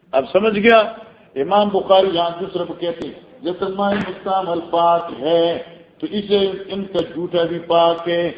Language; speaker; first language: Urdu; non-native, local second language; Northern Hindko